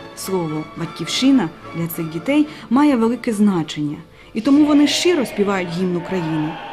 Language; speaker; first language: Ukrainian; native; Ukrainian